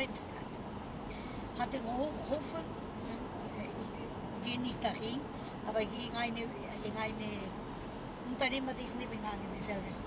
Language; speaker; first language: German; non-native, fluent; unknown